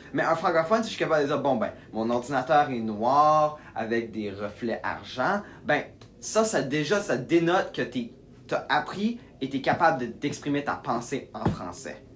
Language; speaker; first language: French; native; French